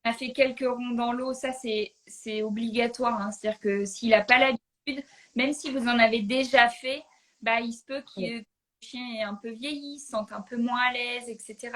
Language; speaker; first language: French; native; French